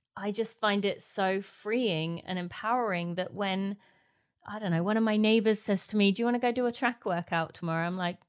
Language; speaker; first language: English; native; English